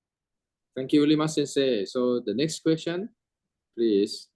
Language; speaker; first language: English; non-native, fluent; Thai